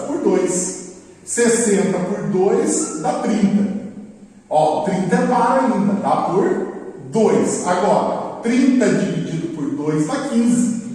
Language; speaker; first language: Portuguese; native; Portuguese